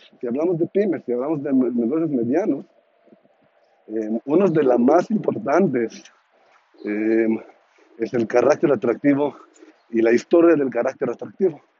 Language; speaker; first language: Spanish; non-native, learner; Hebrew